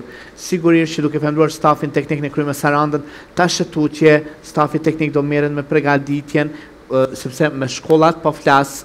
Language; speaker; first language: Albanian; native; Albanian